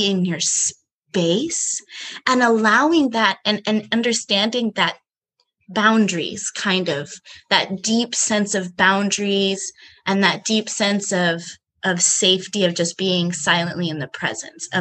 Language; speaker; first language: English; native; English